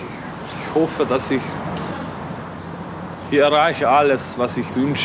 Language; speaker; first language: German; non-native, learner; Hungarian